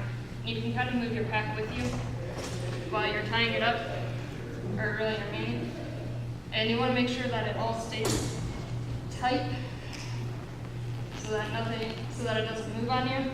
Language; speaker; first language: English; native; English